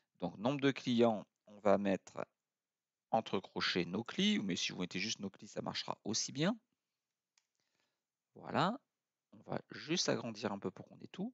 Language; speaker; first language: French; native; French